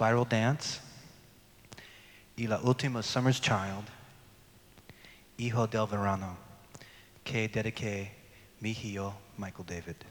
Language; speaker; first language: Spanish; non-native, learner; English